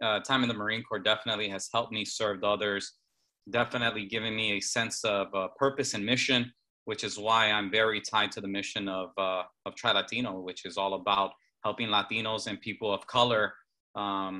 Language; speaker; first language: English; native; English